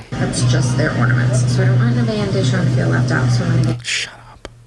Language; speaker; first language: English; native; English